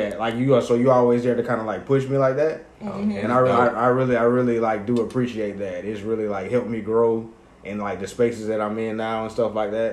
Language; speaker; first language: English; native; English